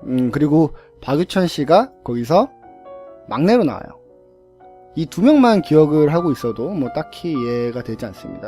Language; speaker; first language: Korean; native; Korean